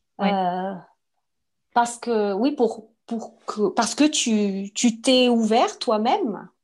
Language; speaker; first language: French; native; French